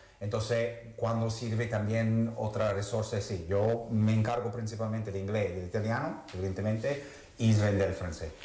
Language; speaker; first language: Spanish; non-native, fluent; English